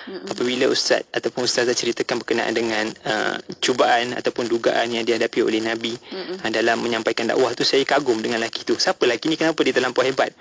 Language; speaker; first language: Malay; non-native, local second language; Tamil